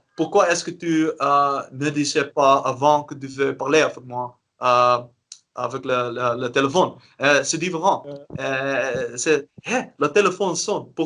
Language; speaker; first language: French; non-native, learner; Dutch